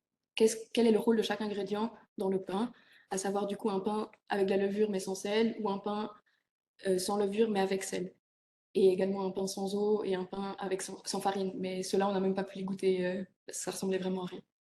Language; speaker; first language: French; native; French